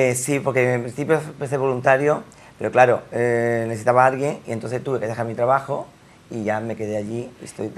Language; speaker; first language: Spanish; native; Spanish